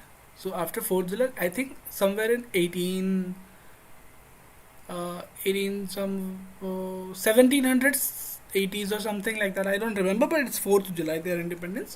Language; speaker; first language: English; non-native, local second language; Hindi